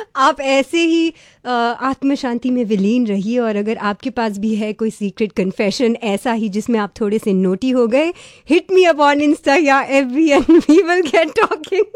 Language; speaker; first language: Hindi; early bilingual, heritage; Hindi